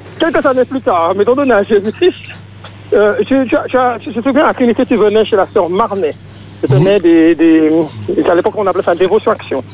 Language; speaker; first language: French; native; French